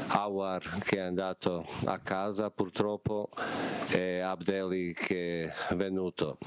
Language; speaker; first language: Italian; non-native, fluent; Bosnian